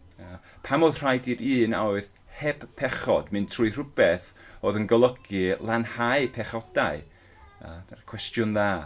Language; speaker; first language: Welsh; non-native, local second language; English